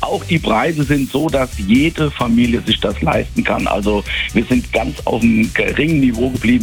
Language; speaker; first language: German; native; German